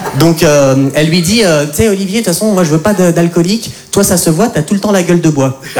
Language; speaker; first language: French; native; French